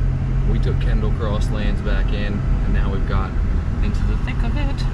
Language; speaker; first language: English; native; English